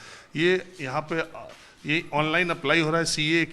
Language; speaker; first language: Hindi; native; Hindi